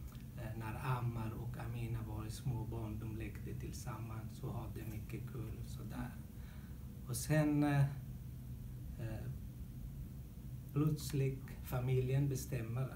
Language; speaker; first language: Swedish; non-native, learner; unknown